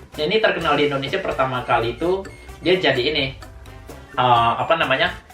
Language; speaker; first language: Indonesian; native; Indonesian